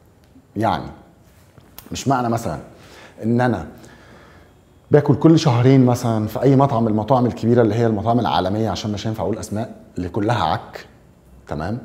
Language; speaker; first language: Arabic; native; Arabic